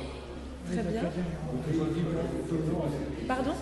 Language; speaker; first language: French; native; French